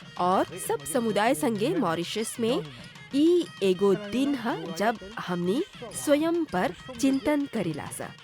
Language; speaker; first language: Bhojpuri; native; Bhojpuri